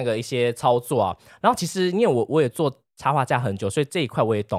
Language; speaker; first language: Chinese; native; Chinese